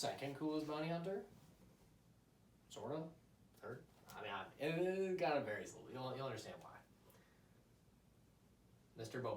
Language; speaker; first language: English; native; English